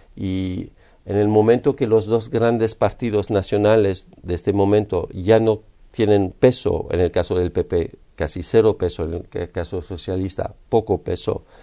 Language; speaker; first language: Spanish; non-native, fluent; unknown